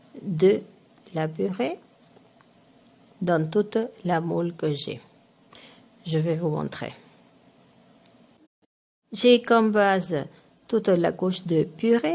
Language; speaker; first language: French; non-native, fluent; Spanish